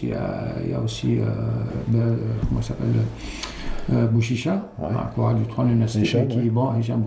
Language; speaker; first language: French; non-native, local second language; Arabic